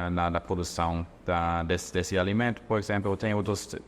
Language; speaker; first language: Portuguese; non-native, fluent; German